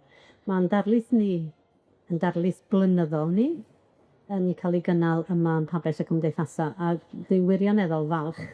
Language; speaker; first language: Welsh; native; Welsh